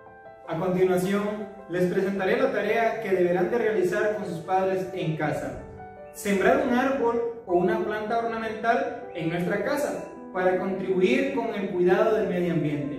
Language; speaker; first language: Spanish; native; Spanish